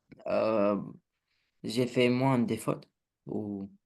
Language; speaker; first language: French; non-native, learner; Romanian